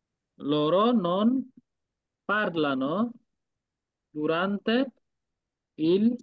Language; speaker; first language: Italian; non-native, fluent; Bangla